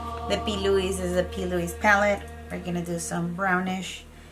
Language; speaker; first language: English; early bilingual, other home language; Spanish